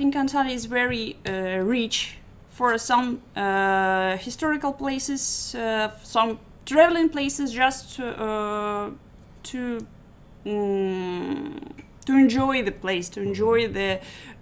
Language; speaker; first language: English; non-native, learner; Ukrainian